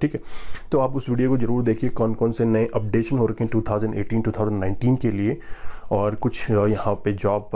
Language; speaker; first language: Hindi; native; Hindi